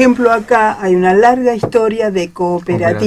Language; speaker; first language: Spanish; native; Spanish